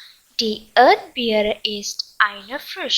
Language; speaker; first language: German; non-native, learner; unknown